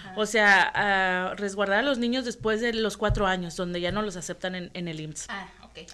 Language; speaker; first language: Spanish; native; Spanish